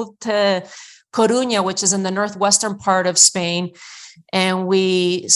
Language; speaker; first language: English; non-native, fluent; Spanish